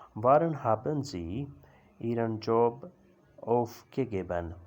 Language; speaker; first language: German; non-native, learner; Urdu